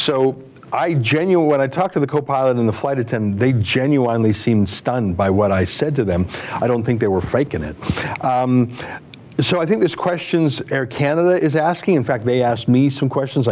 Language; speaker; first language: English; native; English